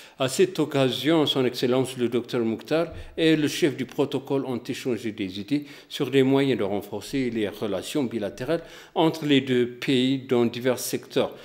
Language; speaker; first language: French; non-native, fluent; Amharic